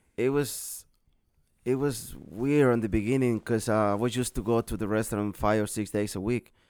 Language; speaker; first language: English; non-native, learner; Spanish